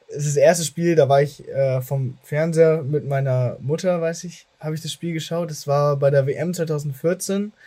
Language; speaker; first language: German; native; German